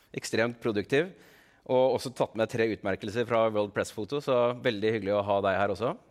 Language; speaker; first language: Norwegian; native; Norwegian